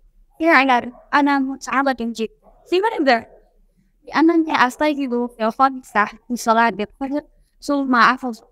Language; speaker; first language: Arabic; non-native, learner; Indonesian